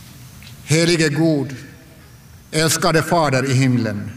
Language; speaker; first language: Swedish; non-native, local second language; Finnish